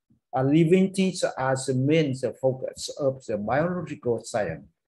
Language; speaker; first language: English; non-native, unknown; Vietnamese